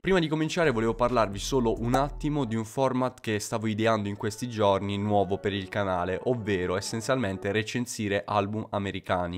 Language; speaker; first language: Italian; native; Italian